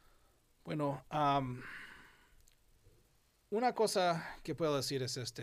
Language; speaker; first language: Spanish; non-native, fluent; English